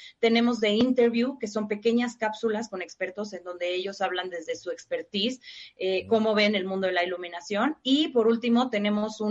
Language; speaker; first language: Spanish; native; Spanish